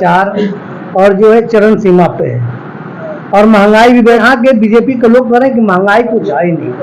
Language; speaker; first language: Hindi; native; Hindi